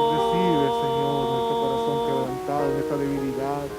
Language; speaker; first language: Spanish; native; Spanish